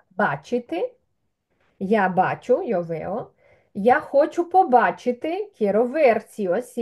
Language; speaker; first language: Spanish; non-native, fluent; Ukrainian